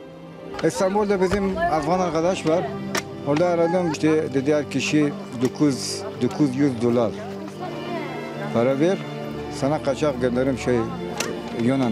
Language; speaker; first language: Turkish; non-native, learner; Arabic